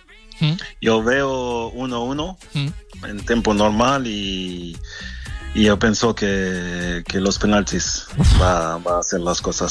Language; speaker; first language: Spanish; non-native, fluent; French